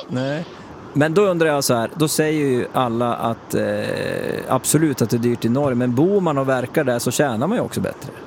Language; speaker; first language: Swedish; native; Swedish